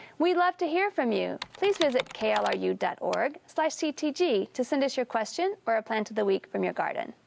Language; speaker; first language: English; native; English